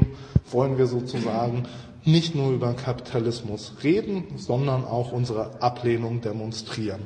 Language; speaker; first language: German; native; German